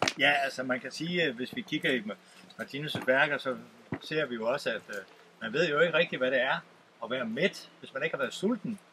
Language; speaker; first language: Danish; native; Danish